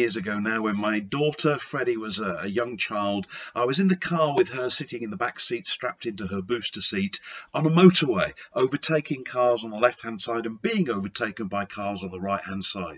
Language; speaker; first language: English; native; English